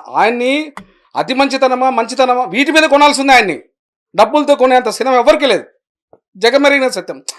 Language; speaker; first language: Telugu; native; Telugu